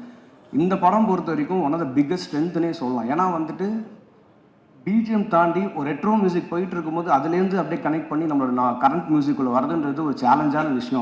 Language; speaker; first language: Tamil; native; Tamil